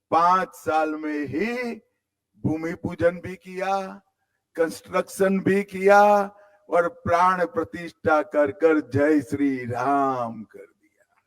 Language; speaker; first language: Hindi; non-native, local second language; Gujarati